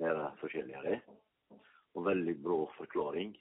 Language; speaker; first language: Swedish; non-native, fluent; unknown